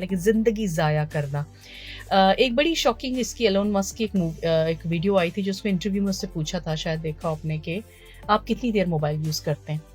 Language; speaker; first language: Urdu; early bilingual, heritage; Urdu